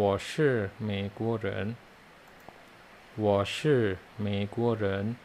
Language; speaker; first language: Chinese; non-native, learner; Indonesian